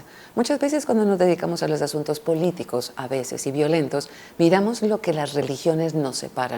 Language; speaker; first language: Spanish; native; Spanish